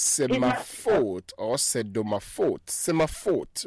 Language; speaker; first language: French; non-native, fluent; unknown